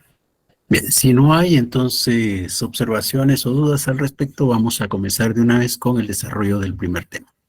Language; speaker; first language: Spanish; native; Spanish